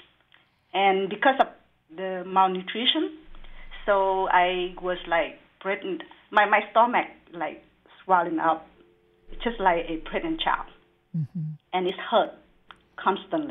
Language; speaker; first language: English; non-native, learner; Vietnamese